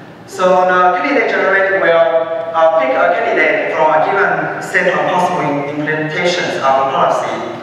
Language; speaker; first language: English; non-native, fluent; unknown